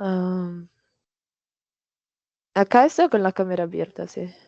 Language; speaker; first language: Spanish; non-native, learner; Portuguese